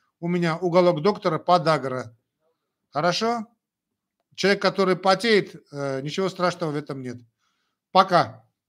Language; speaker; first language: Russian; non-native, local second language; Armenian